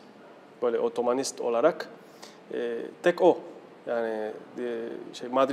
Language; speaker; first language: Turkish; non-native, fluent; Spanish